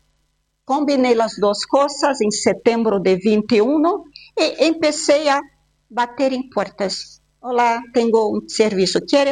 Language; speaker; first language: Spanish; non-native, fluent; Portuguese